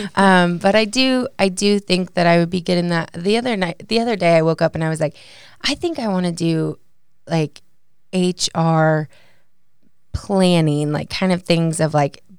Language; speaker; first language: English; native; English